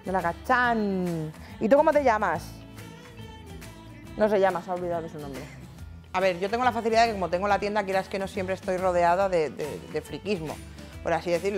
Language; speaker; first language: Spanish; native; Spanish